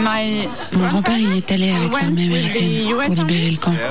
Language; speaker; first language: French; native; French